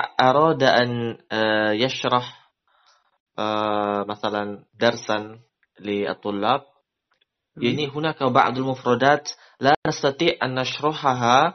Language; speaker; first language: Arabic; non-native, fluent; Indonesian